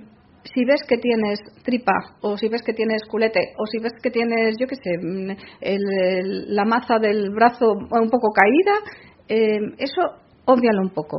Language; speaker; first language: Spanish; native; Spanish